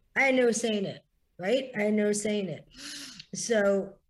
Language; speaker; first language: English; native; English